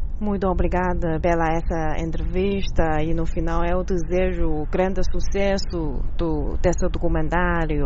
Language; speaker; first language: Portuguese; non-native, learner; Chinese